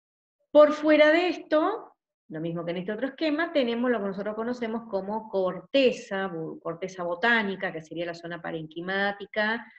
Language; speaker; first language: Spanish; native; Spanish